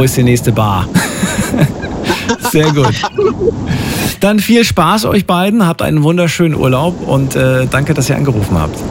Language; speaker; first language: German; native; German